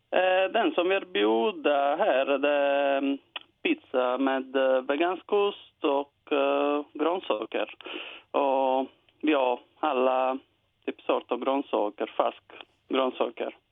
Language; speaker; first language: Swedish; non-native, learner; Italian